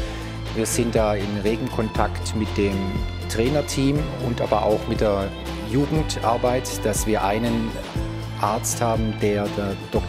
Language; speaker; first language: German; native; German